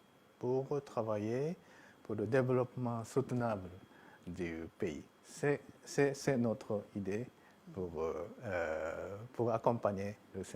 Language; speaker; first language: French; non-native, fluent; Japanese